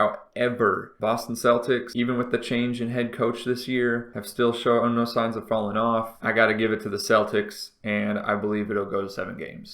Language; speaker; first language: English; native; English